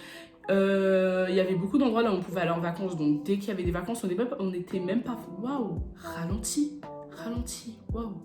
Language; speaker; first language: French; native; French